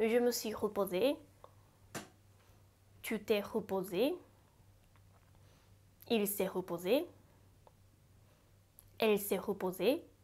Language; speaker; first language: French; non-native, fluent; Japanese